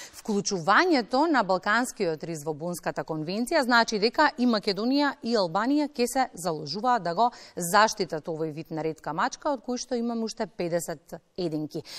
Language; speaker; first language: Macedonian; native; Macedonian